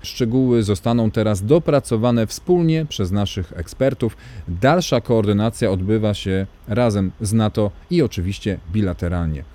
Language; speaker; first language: Polish; native; Polish